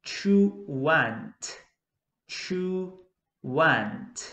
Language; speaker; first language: English; non-native, fluent; Portuguese